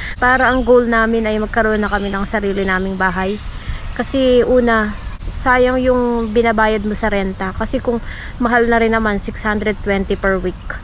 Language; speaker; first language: Filipino; native; Filipino